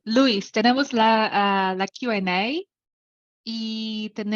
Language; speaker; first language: Spanish; non-native, learner; Portuguese